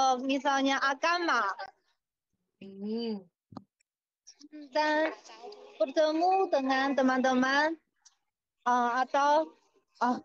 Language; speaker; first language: Indonesian; non-native, learner; Chinese